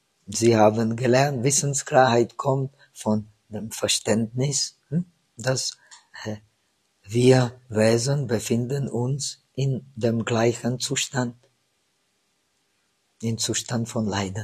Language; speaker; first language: German; non-native, fluent; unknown